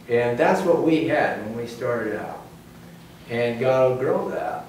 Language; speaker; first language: English; native; English